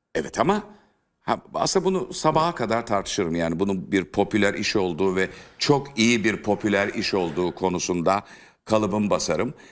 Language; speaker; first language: Turkish; native; Turkish